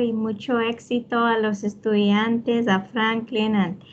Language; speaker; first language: Spanish; early bilingual, heritage; Spanish